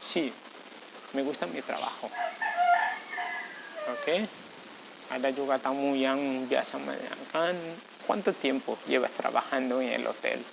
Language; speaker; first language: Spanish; non-native, fluent; Indonesian